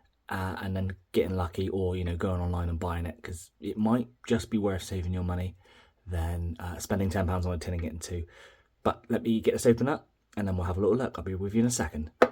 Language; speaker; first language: English; native; English